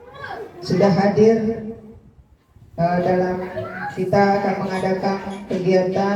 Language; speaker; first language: Indonesian; native; Indonesian